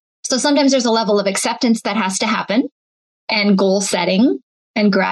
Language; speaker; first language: English; native; English